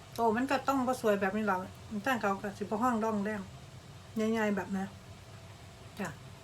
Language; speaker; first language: Thai; native; Thai